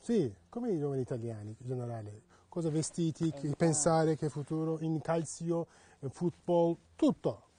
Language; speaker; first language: Italian; non-native, learner; Turkish